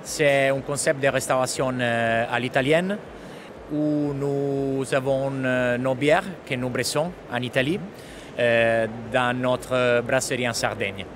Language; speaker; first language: French; non-native, fluent; Italian